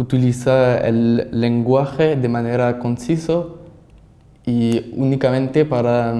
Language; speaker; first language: Spanish; non-native, learner; French